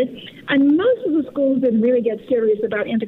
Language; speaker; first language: English; native; English